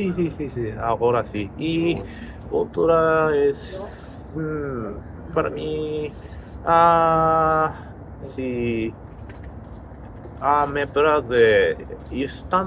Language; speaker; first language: Spanish; non-native, learner; Japanese